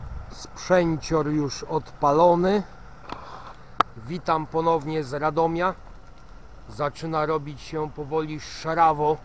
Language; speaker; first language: Polish; native; Polish